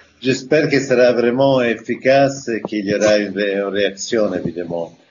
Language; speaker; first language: French; non-native, fluent; Italian